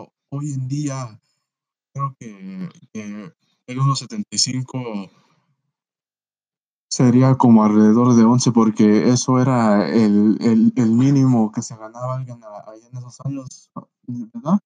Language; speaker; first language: Spanish; early bilingual, heritage; Spanish